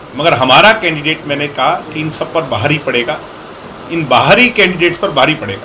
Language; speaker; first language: Hindi; native; Hindi